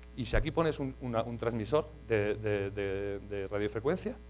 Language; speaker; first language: Spanish; native; Spanish